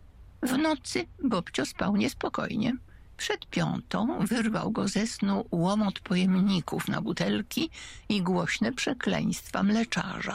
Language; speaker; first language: Polish; native; Polish